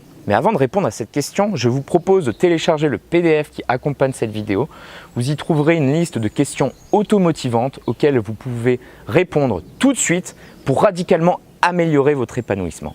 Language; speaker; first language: French; native; French